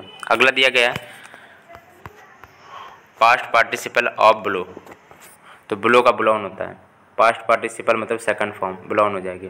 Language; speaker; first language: Hindi; native; Hindi